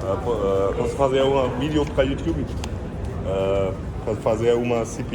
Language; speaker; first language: Portuguese; non-native, learner; German